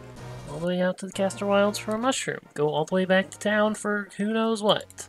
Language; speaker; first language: English; native; English